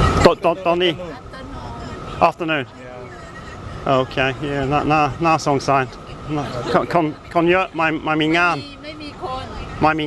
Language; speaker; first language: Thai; non-native, learner; English